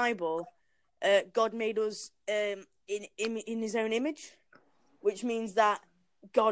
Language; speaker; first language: English; native; English